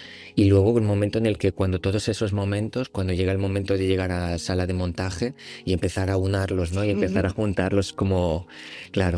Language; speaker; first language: Spanish; native; Spanish